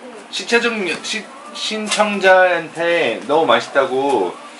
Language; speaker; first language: Korean; early bilingual, heritage; Korean